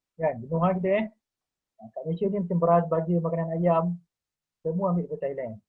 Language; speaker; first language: Malay; native; Malay